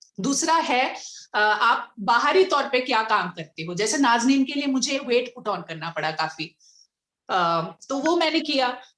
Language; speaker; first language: Hindi; non-native, local second language; Bangla